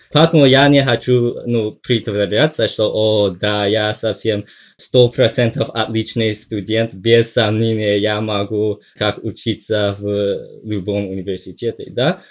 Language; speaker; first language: Russian; non-native, fluent; English